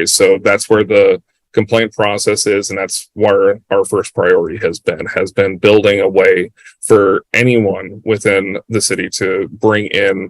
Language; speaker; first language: English; native; English